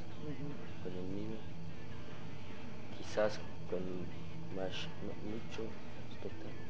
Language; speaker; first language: Spanish; non-native, learner; French